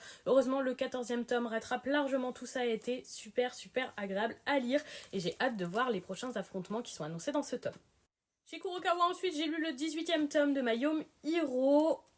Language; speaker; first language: French; native; French